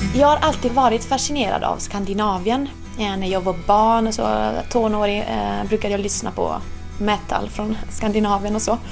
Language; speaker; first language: Swedish; non-native, fluent; Italian